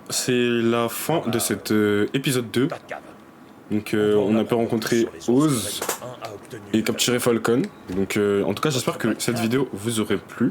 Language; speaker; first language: French; native; French